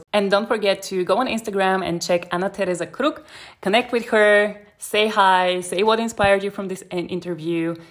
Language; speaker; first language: English; non-native, fluent; Bulgarian